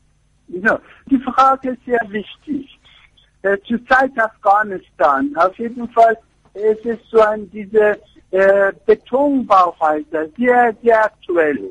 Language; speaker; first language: German; non-native, fluent; Persian